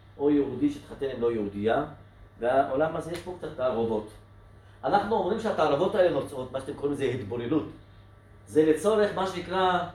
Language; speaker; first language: Hebrew; non-native, local second language; Arabic